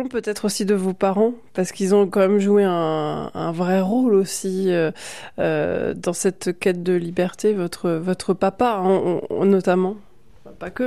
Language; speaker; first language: French; native; French